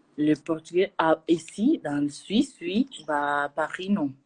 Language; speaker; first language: French; non-native, learner; Portuguese